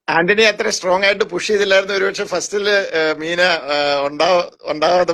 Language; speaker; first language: Malayalam; native; Malayalam